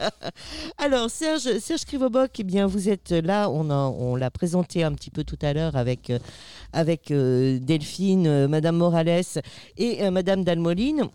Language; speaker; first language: French; native; French